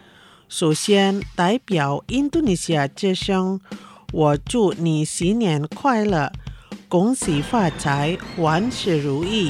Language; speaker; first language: Chinese; non-native, local second language; Indonesian